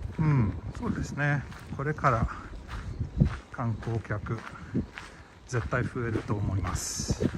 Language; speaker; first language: Japanese; non-native, fluent; Swedish